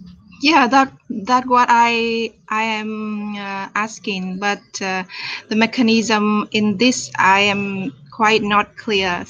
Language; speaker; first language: English; non-native, fluent; Vietnamese